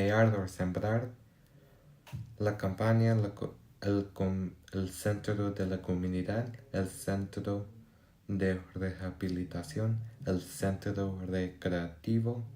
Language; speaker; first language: Spanish; non-native, learner; English